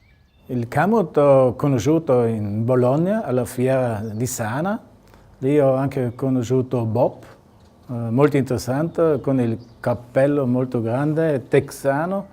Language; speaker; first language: Italian; non-native, local second language; German